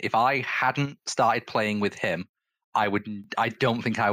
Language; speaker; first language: English; native; English